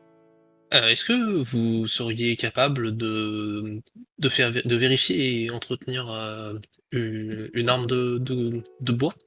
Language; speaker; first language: French; native; French